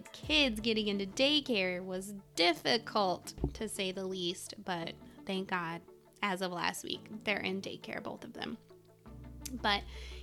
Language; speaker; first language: English; native; English